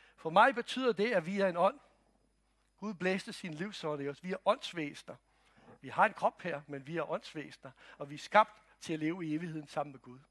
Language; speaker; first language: Danish; non-native, fluent; Croatian